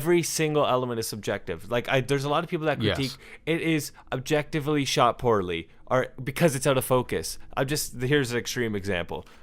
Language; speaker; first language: English; native; English